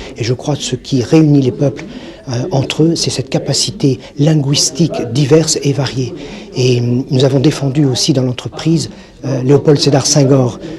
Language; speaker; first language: French; native; French